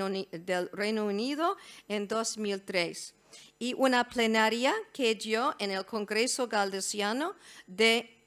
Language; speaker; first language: Spanish; non-native, fluent; English